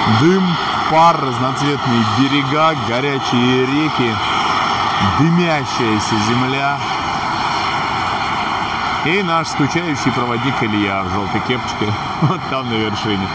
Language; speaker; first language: Russian; native; Russian